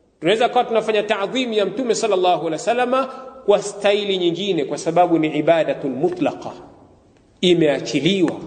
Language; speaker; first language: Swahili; native; Swahili